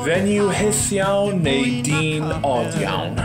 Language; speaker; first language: Welsh; non-native, learner; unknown